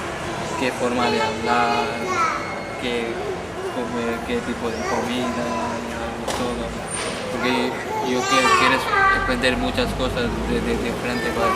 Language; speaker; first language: Spanish; non-native, learner; Punjabi